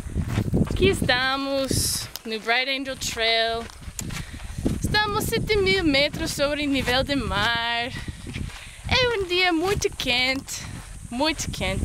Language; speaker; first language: Portuguese; non-native, learner; English